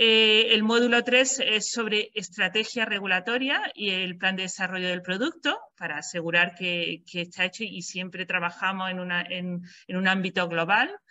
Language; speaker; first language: Spanish; native; Spanish